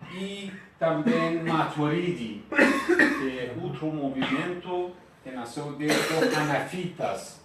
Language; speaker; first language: Portuguese; non-native, fluent; Persian